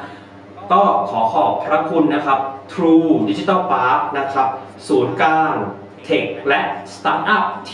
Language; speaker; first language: Thai; native; Thai